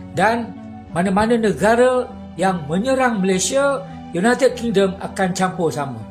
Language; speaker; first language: Malay; native; Malay